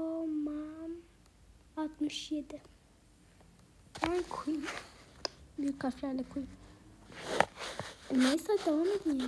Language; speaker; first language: Turkish; native; Turkish